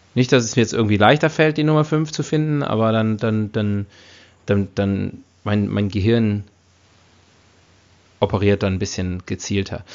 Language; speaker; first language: German; native; German